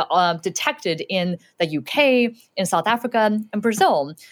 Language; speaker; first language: English; early bilingual, other home language; Chinese